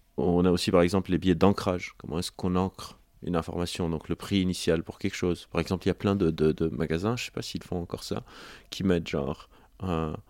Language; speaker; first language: French; non-native, local second language; Arabic